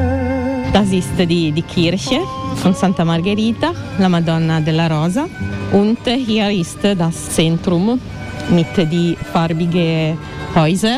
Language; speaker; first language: German; non-native, fluent; Italian